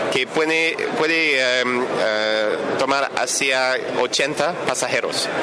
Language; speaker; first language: Spanish; non-native, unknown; French